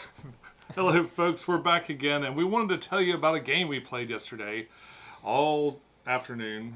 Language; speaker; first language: English; native; English